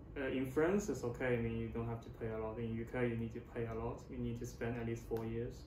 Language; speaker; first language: English; non-native, fluent; Chinese